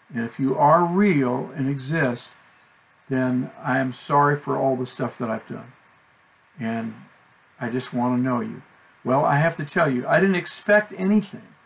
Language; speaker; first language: English; native; English